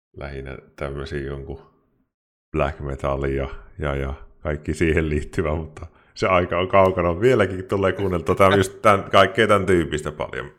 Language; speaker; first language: Finnish; native; Finnish